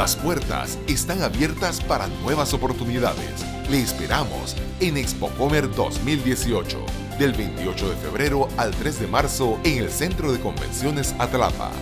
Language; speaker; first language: Spanish; native; Spanish